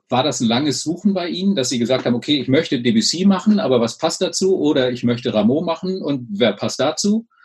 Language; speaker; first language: German; native; German